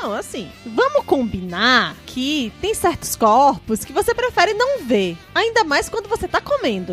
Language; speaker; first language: Portuguese; native; Portuguese